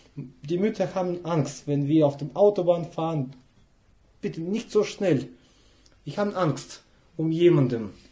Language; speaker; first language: German; non-native, fluent; Russian